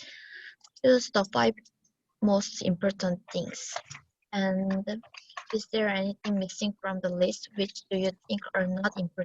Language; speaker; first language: English; non-native, learner; Korean